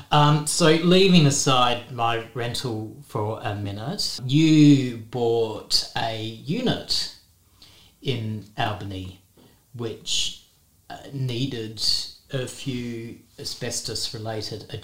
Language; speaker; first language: English; native; English